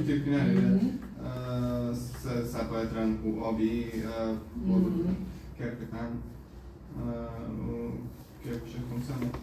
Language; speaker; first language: French; non-native, learner; Bulgarian